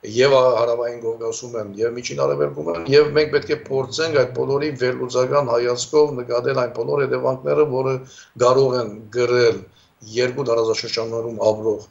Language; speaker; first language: Armenian; early bilingual, heritage; Armenian